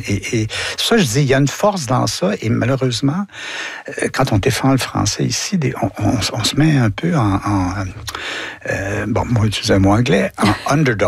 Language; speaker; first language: French; native; French